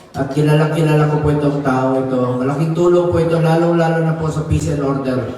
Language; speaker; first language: Filipino; non-native, local second language; Cebuano